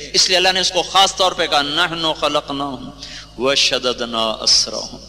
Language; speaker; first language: Urdu; non-native, local second language; Punjabi